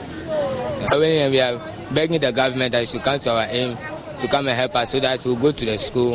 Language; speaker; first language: English; non-native, local second language; Ewe